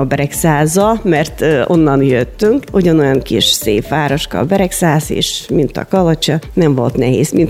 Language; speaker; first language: Hungarian; non-native, fluent; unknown